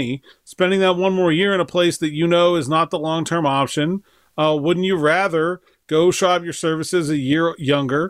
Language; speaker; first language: English; native; English